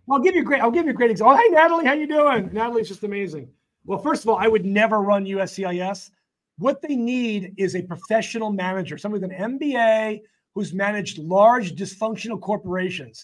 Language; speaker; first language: English; native; English